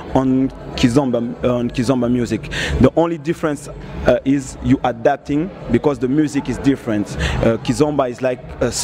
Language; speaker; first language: English; non-native, learner; Portuguese